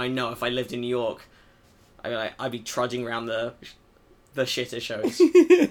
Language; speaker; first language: English; native; English